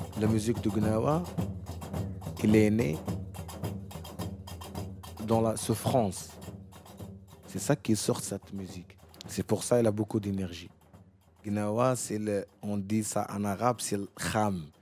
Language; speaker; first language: French; non-native, learner; Arabic